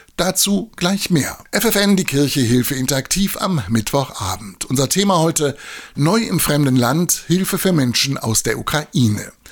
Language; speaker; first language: German; native; German